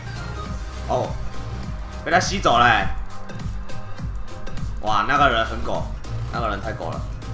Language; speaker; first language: Chinese; native; Chinese